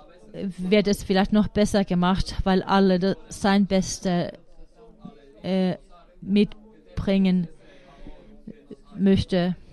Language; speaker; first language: German; non-native, fluent; Finnish